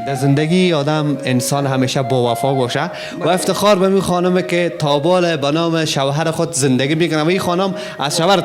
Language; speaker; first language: Persian; native; Persian